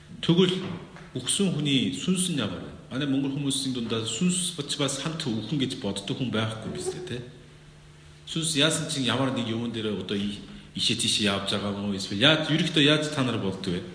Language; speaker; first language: Mongolian; non-native, fluent; Korean